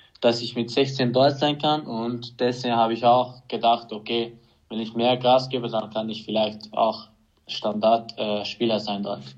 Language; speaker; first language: German; non-native, fluent; Hungarian